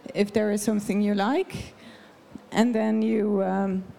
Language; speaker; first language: English; non-native, fluent; Dutch